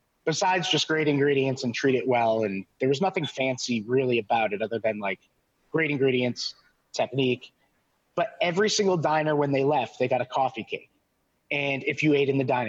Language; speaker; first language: English; native; English